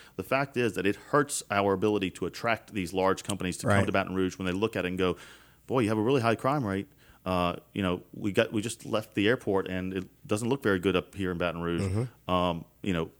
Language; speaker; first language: English; native; English